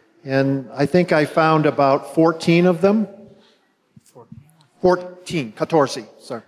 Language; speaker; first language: English; native; English